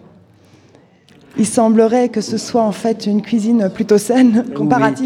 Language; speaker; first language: French; native; French